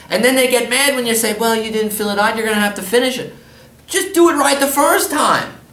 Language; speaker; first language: English; early bilingual, other home language; German